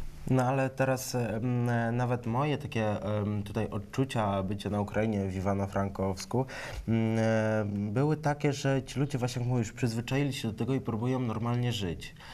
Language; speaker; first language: Polish; native; Polish